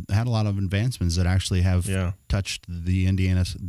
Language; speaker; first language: English; native; English